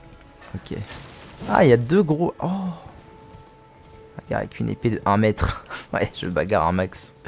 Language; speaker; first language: French; native; French